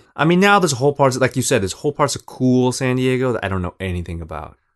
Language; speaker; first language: English; native; English